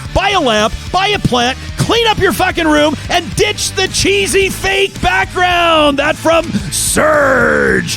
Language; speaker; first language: English; native; English